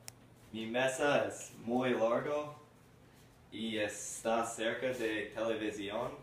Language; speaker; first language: Spanish; non-native, learner; English